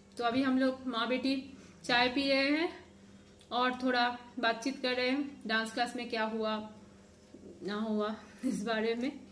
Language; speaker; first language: Hindi; non-native, local second language; Bangla